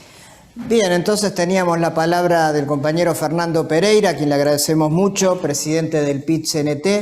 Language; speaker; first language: Spanish; native; Spanish